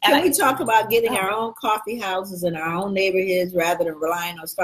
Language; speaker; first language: English; native; English